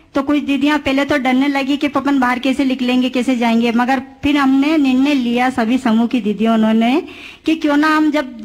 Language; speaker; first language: Hindi; native; Hindi